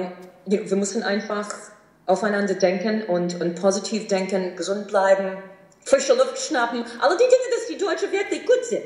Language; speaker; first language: German; non-native, fluent; English